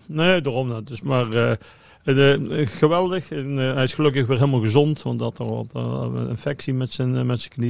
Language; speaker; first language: Dutch; native; Dutch